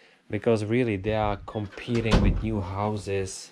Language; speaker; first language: English; non-native, fluent; Czech